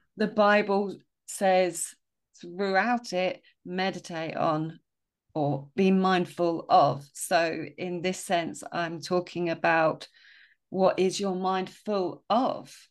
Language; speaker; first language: English; native; English